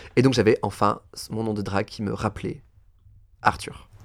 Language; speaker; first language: French; native; French